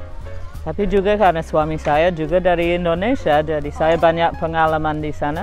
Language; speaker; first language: Indonesian; non-native, fluent; English